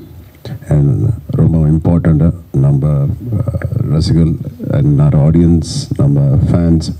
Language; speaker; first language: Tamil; non-native, local second language; Telugu